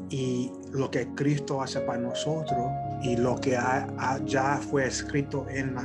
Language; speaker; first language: Spanish; early bilingual, heritage; Spanish